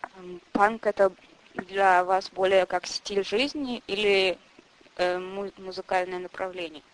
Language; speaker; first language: Russian; non-native, fluent; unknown